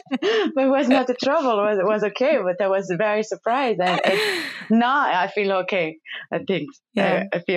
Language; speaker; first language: English; non-native, learner; French